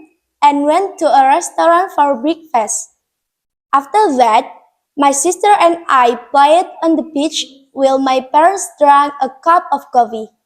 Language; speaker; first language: English; non-native, learner; Indonesian